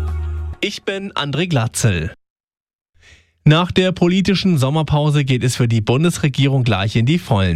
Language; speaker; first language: German; native; German